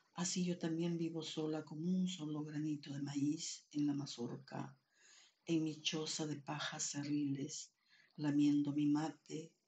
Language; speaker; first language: Spanish; non-native, local second language; Quechua